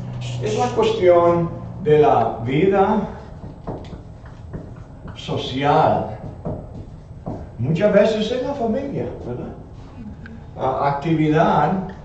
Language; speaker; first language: Spanish; non-native, fluent; English